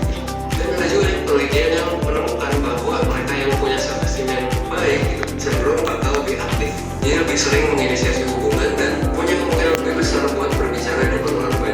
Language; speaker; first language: Indonesian; native; Indonesian